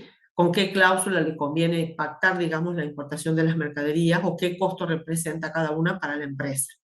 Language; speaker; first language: Spanish; native; Spanish